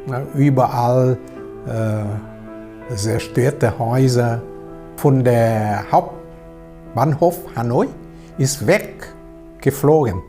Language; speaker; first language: German; non-native, learner; Vietnamese